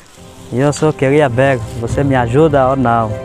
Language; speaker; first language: Portuguese; non-native, learner; Bangla